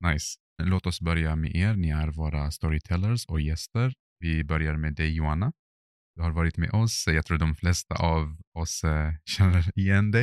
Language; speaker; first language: Swedish; non-native, fluent; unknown